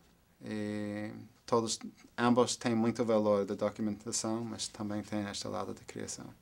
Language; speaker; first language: Portuguese; non-native, fluent; English